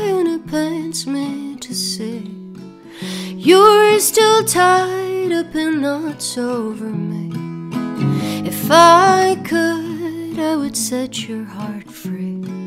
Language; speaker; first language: English; non-native, fluent; Italian